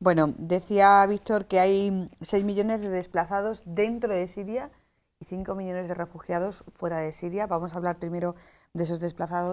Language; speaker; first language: Spanish; native; Spanish